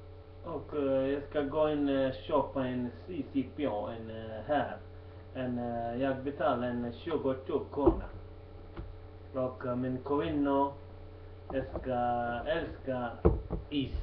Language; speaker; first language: Swedish; non-native, learner; Persian